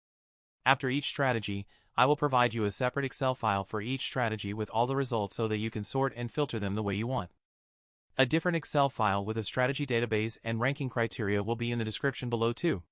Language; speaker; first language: English; non-native, fluent; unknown